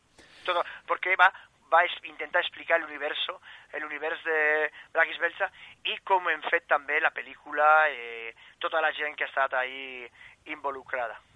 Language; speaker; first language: Catalan; non-native, fluent; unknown